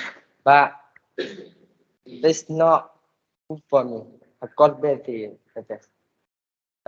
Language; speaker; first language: English; non-native, learner; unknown